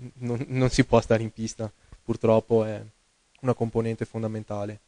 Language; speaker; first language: Italian; native; Italian